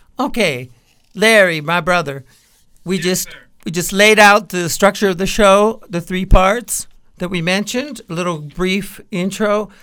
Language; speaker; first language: English; native; English